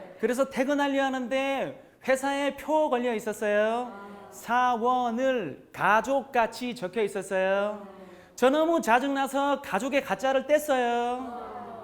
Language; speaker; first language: Korean; native; Korean